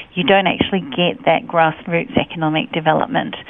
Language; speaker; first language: English; native; English